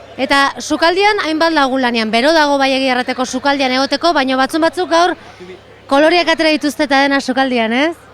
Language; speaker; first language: Basque; native; Basque